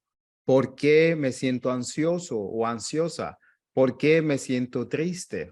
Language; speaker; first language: Spanish; native; Spanish